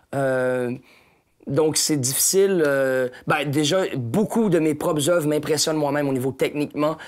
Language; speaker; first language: French; native; French